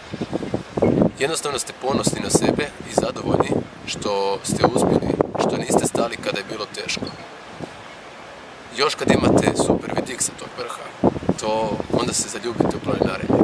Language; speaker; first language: Croatian; native; Croatian